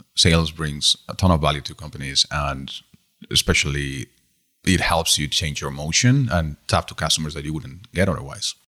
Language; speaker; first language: English; non-native, fluent; Spanish